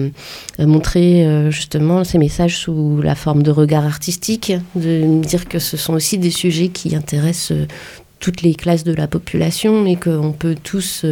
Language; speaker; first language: French; native; French